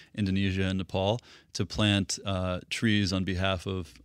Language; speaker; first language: English; early bilingual, other home language; Russian